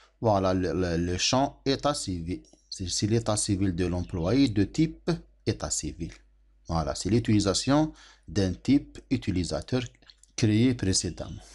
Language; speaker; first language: French; non-native, local second language; Arabic